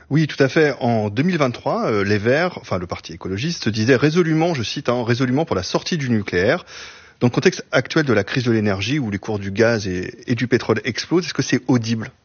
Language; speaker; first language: French; native; French